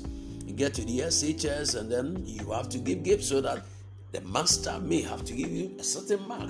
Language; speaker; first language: English; non-native, local second language; Akan